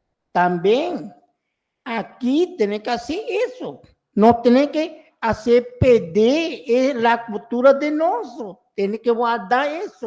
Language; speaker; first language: Spanish; non-native, local second language; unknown